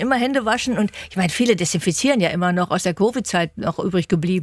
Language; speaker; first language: German; native; German